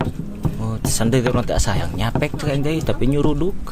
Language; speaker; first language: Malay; non-native, local second language; Sundanese